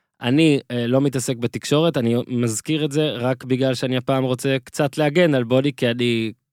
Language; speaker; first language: Hebrew; native; Hebrew